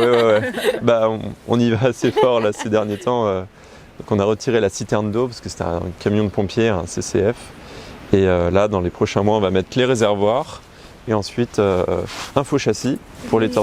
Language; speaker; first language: French; native; French